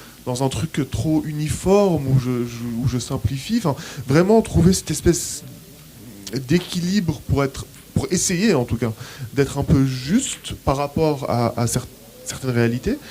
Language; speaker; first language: French; non-native, local second language; Arabic